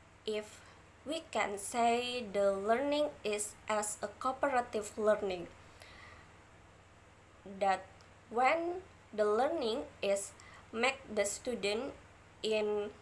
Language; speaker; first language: English; non-native, learner; Indonesian